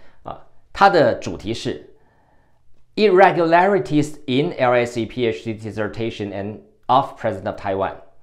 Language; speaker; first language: English; non-native, fluent; Chinese